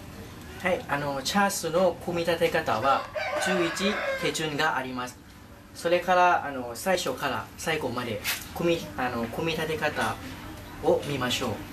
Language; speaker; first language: Japanese; non-native, learner; Thai